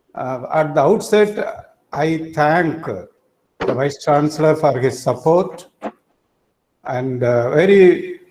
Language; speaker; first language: English; non-native, local second language; Tamil